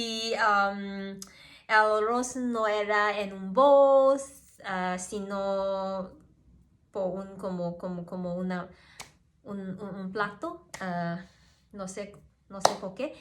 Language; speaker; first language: Spanish; non-native, learner; Cantonese